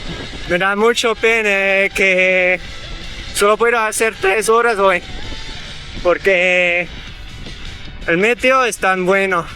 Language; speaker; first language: Spanish; non-native, learner; Dutch